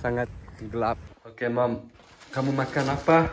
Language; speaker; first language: Indonesian; early bilingual, heritage; English